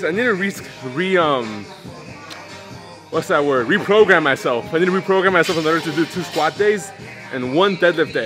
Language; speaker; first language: English; native; English